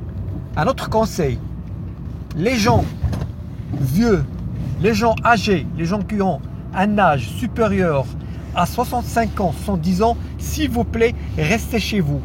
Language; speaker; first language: French; non-native, fluent; Arabic